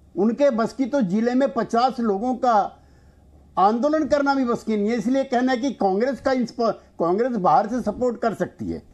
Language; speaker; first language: Hindi; native; Hindi